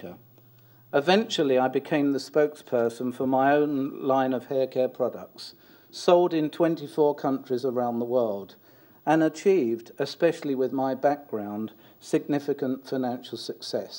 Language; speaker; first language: English; native; English